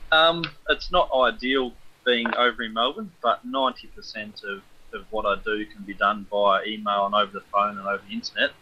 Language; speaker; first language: English; native; English